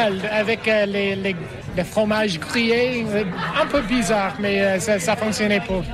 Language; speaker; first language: French; non-native, learner; English